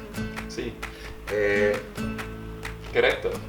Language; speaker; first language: Spanish; non-native, learner; English